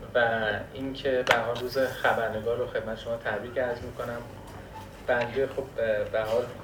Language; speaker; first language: Persian; non-native, local second language; Baluchi